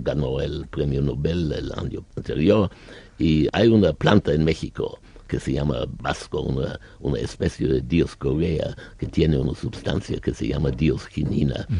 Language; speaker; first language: Spanish; non-native, learner; German